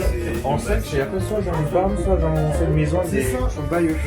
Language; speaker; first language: French; native; French